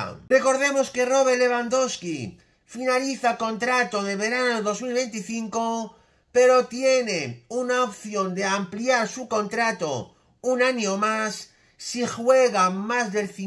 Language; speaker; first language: Spanish; native; Spanish